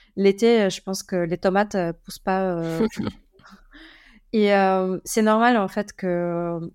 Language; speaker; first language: French; early bilingual, other home language; German